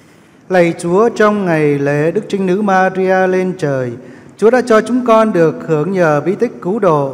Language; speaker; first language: Vietnamese; native; Vietnamese